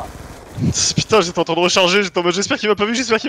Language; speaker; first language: French; native; French